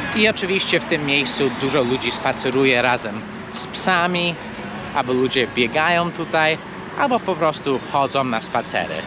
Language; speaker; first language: Polish; non-native, fluent; English